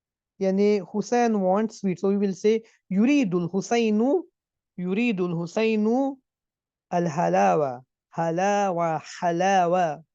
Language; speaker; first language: Arabic; non-native, fluent; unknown